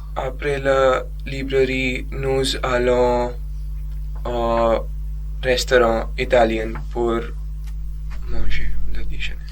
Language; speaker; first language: French; non-native, learner; Gujarati